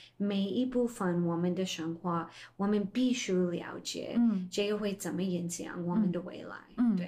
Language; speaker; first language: Chinese; non-native, fluent; English